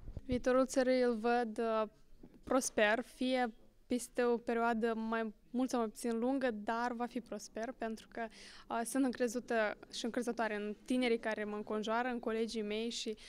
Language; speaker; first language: Romanian; native; Romanian